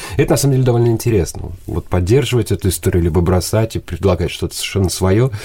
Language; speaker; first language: Russian; native; Russian